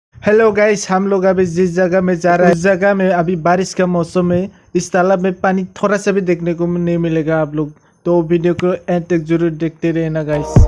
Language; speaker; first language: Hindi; non-native, local second language; Bodo